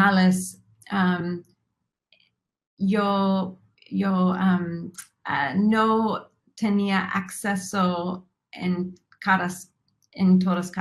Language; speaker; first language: Spanish; non-native, fluent; English